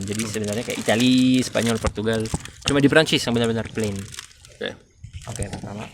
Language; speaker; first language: Indonesian; non-native, fluent; French